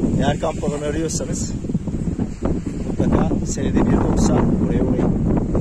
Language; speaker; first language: Turkish; native; Turkish